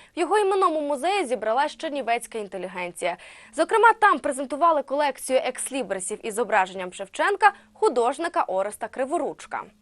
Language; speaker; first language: Ukrainian; native; Ukrainian